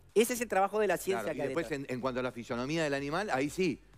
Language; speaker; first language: Spanish; native; Spanish